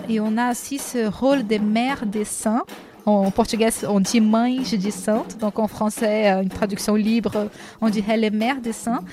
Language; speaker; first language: French; non-native, fluent; Portuguese